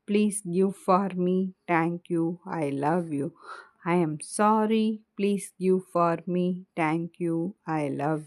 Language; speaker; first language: English; non-native, learner; Tamil